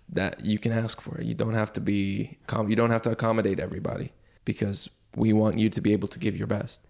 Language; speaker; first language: English; early bilingual, other home language; Arabic